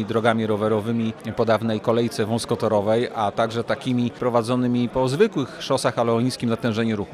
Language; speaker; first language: Polish; native; Polish